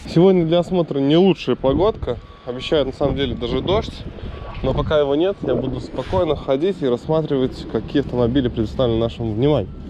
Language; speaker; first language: Russian; native; Russian